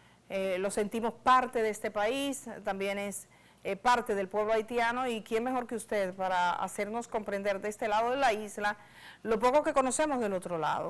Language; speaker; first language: Spanish; native; Spanish